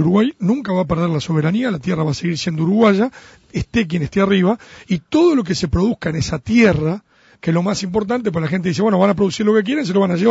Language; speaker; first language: Spanish; native; Spanish